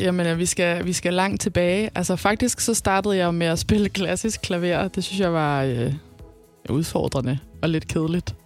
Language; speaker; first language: Danish; native; Danish